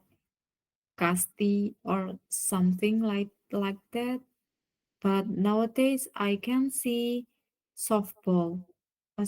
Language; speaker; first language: English; non-native, learner; Indonesian